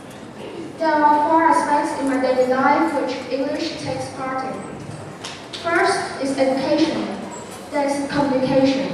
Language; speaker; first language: English; non-native, fluent; Vietnamese